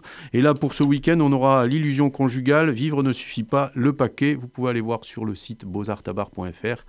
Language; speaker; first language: French; native; French